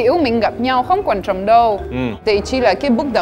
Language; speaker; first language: Vietnamese; non-native, fluent; French